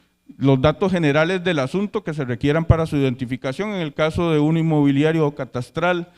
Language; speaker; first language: Spanish; native; Spanish